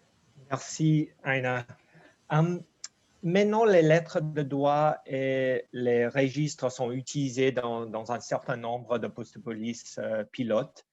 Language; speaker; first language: French; non-native, fluent; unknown